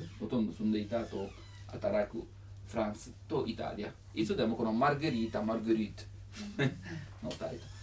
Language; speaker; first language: Japanese; non-native, learner; Italian